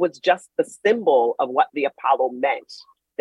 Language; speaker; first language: English; native; English